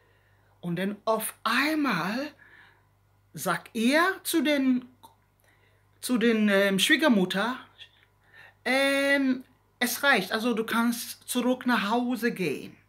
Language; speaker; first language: German; non-native, learner; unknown